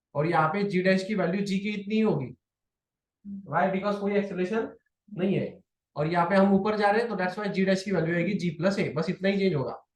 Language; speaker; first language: Hindi; non-native, local second language; Marathi